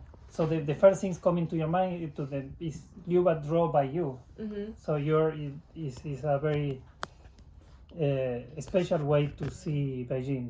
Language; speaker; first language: English; non-native, learner; Spanish